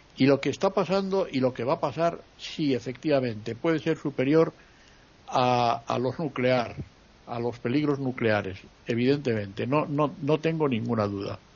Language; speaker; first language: Spanish; native; Spanish